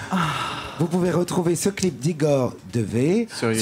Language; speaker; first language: French; native; French